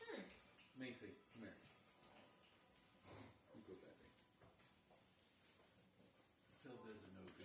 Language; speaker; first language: English; native; English